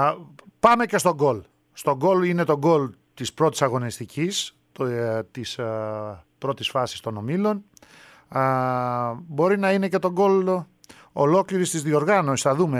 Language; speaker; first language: Greek; native; Greek